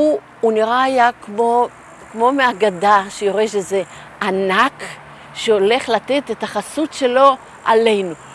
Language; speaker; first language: Hebrew; non-native, fluent; Yiddish